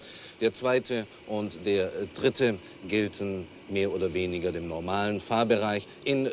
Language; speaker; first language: German; native; German